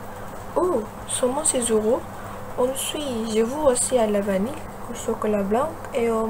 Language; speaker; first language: French; non-native, learner; Malay